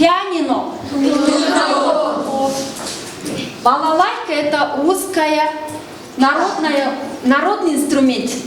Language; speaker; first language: Russian; non-native, fluent; Mongolian